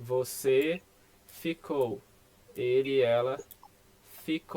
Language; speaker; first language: Portuguese; non-native, fluent; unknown